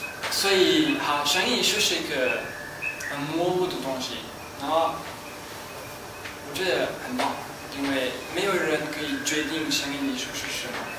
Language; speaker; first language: Chinese; non-native, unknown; French